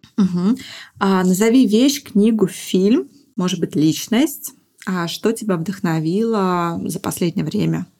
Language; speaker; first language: Russian; native; Russian